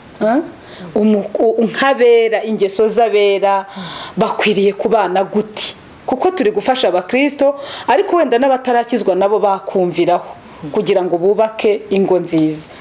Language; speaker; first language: Kinyarwanda; native; Kinyarwanda